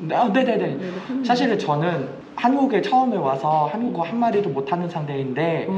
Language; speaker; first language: Korean; non-native, fluent; Vietnamese